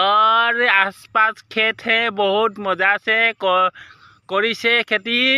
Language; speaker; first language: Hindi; non-native, local second language; Assamese